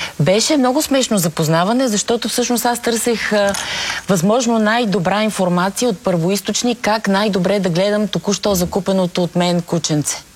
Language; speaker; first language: Bulgarian; native; Bulgarian